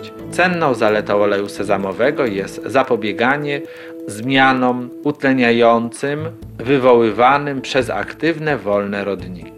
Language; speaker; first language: Polish; native; Polish